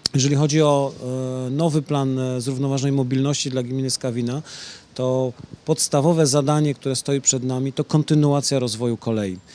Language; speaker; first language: Polish; native; Polish